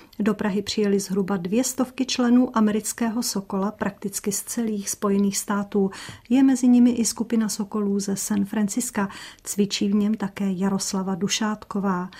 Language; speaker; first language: Czech; native; Czech